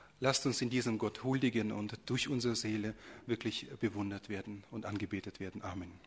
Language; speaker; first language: German; early bilingual, other home language; Russian